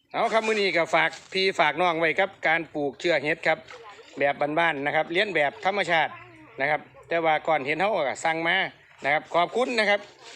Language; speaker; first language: Thai; native; Thai